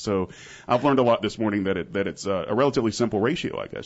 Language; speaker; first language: English; native; English